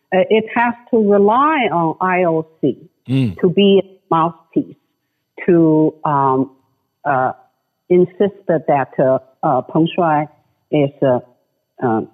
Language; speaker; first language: English; non-native, fluent; Chinese